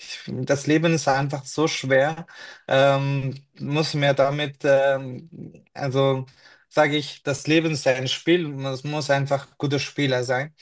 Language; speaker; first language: German; non-native, fluent; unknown